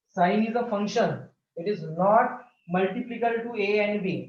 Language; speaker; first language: Hindi; non-native, local second language; Marathi